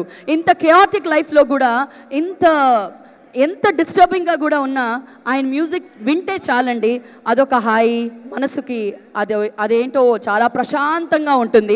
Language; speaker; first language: Telugu; native; Telugu